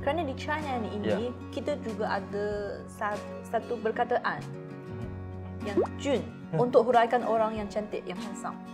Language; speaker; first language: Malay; non-native, fluent; Chinese